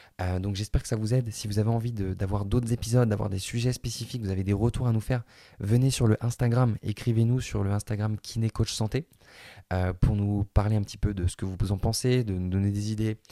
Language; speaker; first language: French; native; French